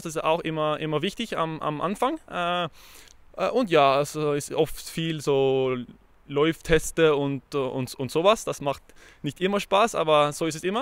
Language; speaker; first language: German; non-native, fluent; Norwegian